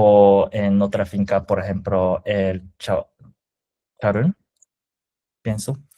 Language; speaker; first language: Spanish; non-native, fluent; Japanese